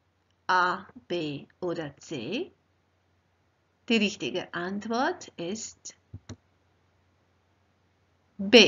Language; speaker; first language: German; non-native, fluent; Croatian